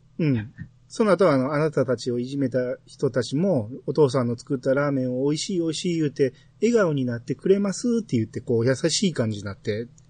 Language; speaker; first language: Japanese; native; Japanese